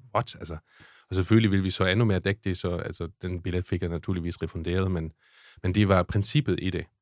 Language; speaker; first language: Danish; non-native, fluent; German